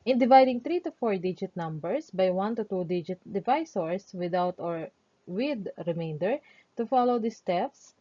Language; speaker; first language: English; non-native, local second language; Filipino